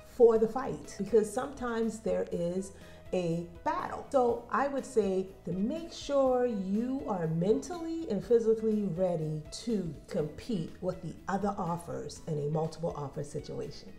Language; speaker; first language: English; native; English